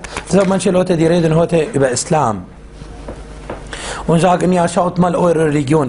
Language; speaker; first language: German; non-native, fluent; Arabic